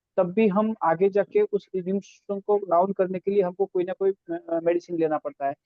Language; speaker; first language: Hindi; non-native, local second language; Gujarati